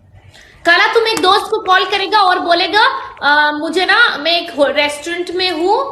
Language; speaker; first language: Hindi; non-native, learner; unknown